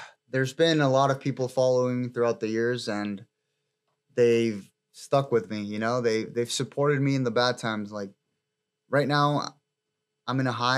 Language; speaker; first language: English; early bilingual, other home language; Spanish